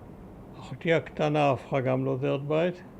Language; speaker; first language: Hebrew; early bilingual, other home language; German